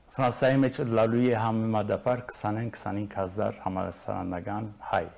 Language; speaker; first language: Armenian; early bilingual, heritage; Armenian